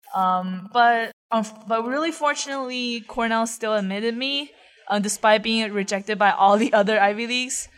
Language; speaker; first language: English; non-native, fluent; Chinese